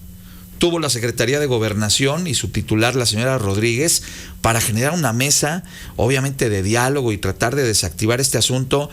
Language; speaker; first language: Spanish; native; Spanish